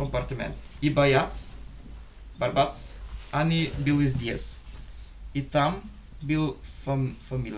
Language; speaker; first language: Russian; non-native, learner; German